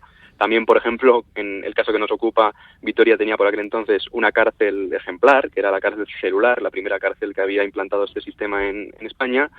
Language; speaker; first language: Spanish; native; Spanish